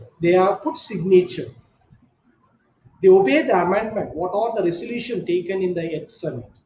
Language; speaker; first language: English; non-native, local second language; Tamil